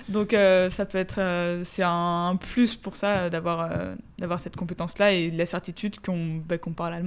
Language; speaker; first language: French; native; French